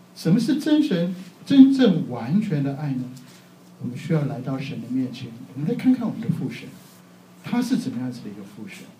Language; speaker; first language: Chinese; native; Chinese